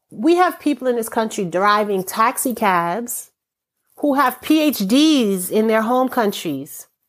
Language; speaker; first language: English; native; English